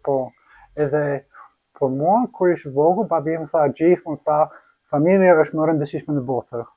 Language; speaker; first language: Albanian; non-native, learner; English